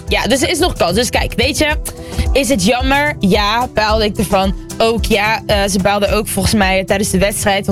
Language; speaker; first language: Dutch; early bilingual, other home language; Lingala